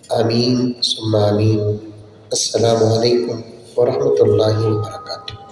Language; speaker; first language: Urdu; native; Urdu